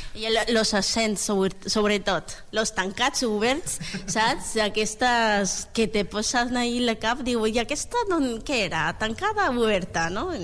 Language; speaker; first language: Catalan; non-native, learner; Spanish